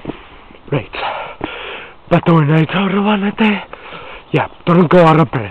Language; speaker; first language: Welsh; non-native, learner; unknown